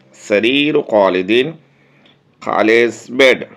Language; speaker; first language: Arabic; non-native, fluent; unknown